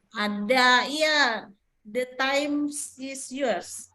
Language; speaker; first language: English; non-native, learner; Indonesian